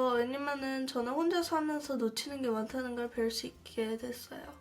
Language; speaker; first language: Korean; early bilingual, heritage; Korean